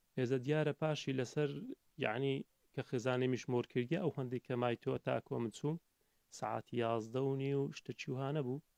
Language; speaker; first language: Central Kurdish; native; Central Kurdish